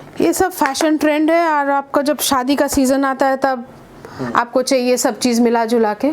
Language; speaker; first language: Hindi; native; Hindi